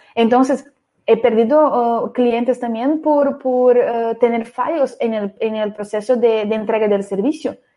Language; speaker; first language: Spanish; non-native, fluent; Portuguese